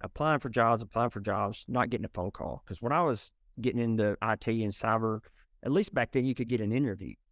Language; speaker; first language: English; native; English